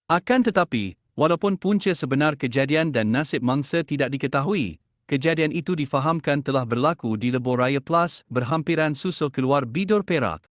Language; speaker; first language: Malay; native; Malay